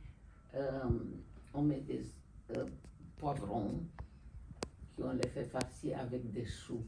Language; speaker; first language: French; non-native, fluent; Romanian